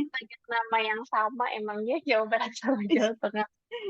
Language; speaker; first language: Indonesian; native; Indonesian